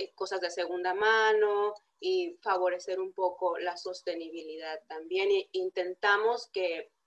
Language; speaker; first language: Spanish; native; Spanish